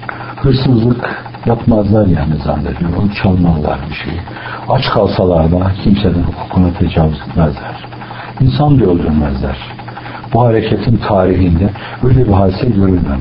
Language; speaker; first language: Turkish; native; Turkish